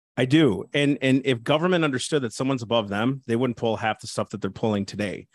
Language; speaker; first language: English; early bilingual, other home language; Spanish